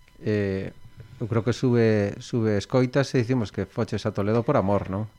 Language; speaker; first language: Galician; non-native, local second language; Spanish